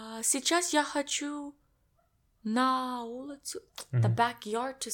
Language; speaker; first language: Russian; non-native, learner; English